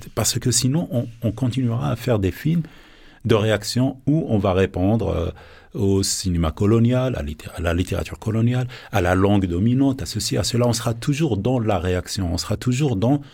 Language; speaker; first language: French; non-native, local second language; Arabic